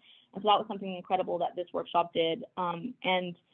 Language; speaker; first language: English; native; English